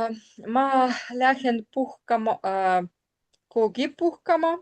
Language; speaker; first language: Estonian; non-native, learner; Russian